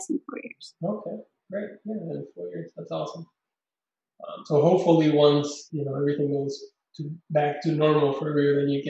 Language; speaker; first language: English; non-native, fluent; Spanish